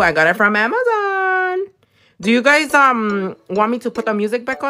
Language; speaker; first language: English; early bilingual, other home language; Spanish